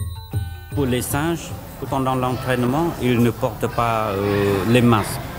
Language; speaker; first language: French; non-native, fluent; Khmer